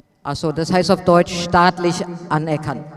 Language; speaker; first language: German; non-native, fluent; Indonesian